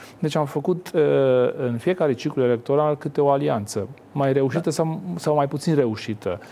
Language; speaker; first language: Romanian; non-native, local second language; Hungarian